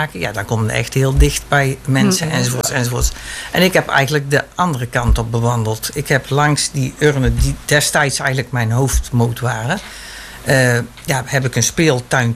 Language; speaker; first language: Dutch; native; Dutch